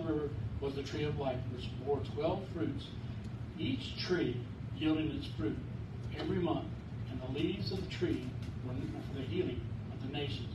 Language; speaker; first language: English; native; English